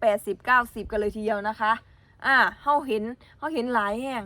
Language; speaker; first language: Thai; non-native, local second language; Northeastern Thai